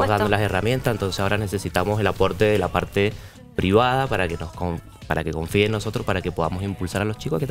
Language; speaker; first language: Spanish; native; Spanish